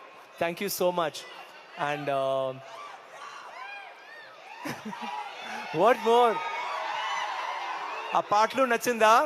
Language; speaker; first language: Telugu; non-native, learner; Tamil